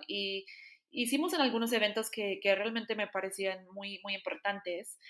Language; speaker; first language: Spanish; non-native, fluent; English